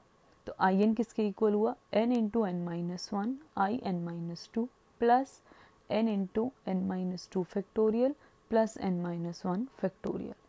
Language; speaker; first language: Hindi; native; Hindi